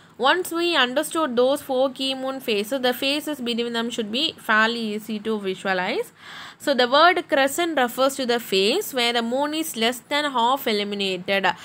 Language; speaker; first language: English; non-native, local second language; Tamil